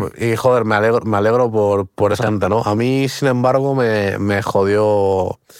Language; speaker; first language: Spanish; early bilingual, other home language; Portuguese